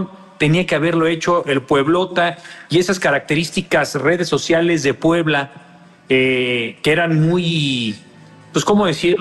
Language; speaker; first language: Spanish; native; Spanish